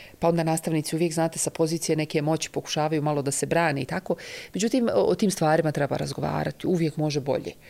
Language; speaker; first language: Croatian; native; Croatian